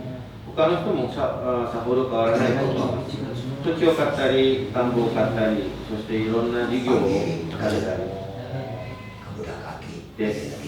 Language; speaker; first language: Japanese; non-native, fluent; Indonesian